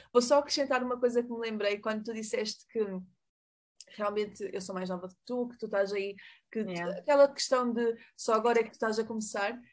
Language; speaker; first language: Portuguese; native; Portuguese